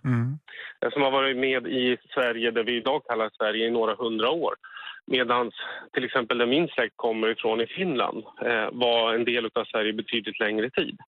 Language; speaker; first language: Swedish; native; Swedish